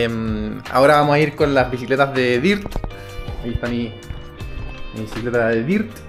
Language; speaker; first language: Spanish; native; Spanish